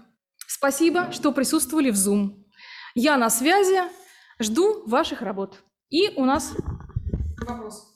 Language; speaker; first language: Russian; native; Russian